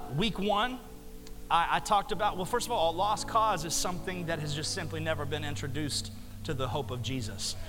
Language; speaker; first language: English; native; English